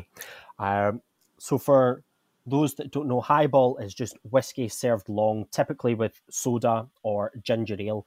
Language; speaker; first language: English; native; English